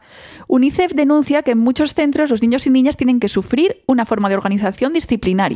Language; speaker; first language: Spanish; native; Spanish